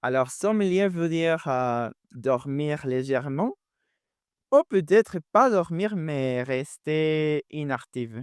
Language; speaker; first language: French; non-native, fluent; Spanish